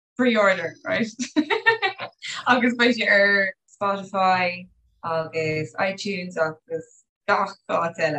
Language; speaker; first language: Irish; non-native, local second language; English